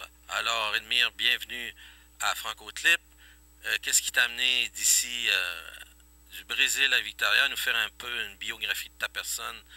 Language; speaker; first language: French; native; French